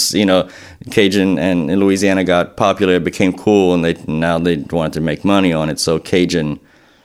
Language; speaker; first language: English; native; English